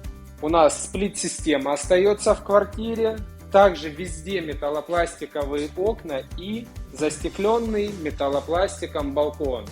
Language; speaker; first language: Russian; native; Russian